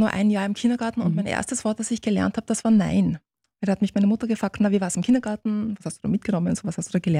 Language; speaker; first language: German; early bilingual, other home language; Turkish